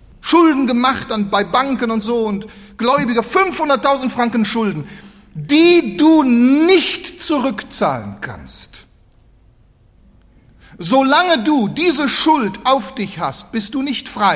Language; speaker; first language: German; native; German